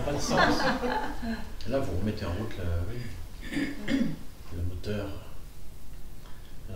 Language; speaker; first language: French; native; French